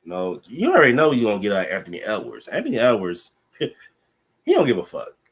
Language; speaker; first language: English; native; English